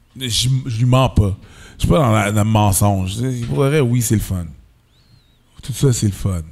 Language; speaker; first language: French; early bilingual, other home language; Haitian Creole